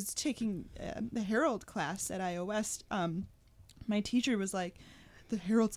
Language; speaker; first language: English; native; English